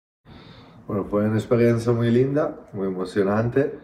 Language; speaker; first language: Spanish; non-native, fluent; Italian